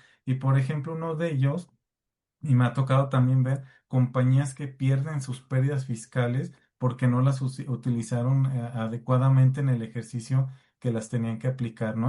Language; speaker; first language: Spanish; native; Spanish